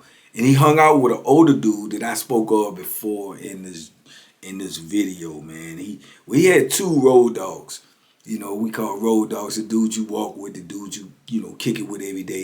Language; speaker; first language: English; native; English